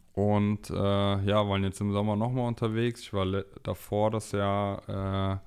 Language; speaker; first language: German; native; German